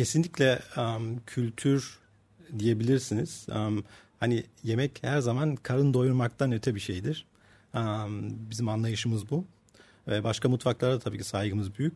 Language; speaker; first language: Turkish; early bilingual, heritage; Turkish